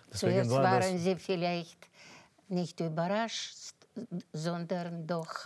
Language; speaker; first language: German; non-native, fluent; Russian